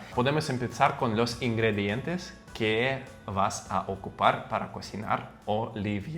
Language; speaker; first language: Spanish; non-native, fluent; Russian